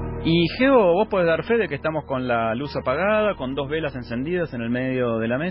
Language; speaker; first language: Spanish; native; Spanish